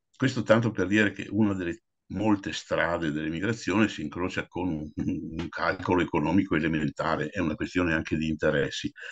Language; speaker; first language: Italian; native; Italian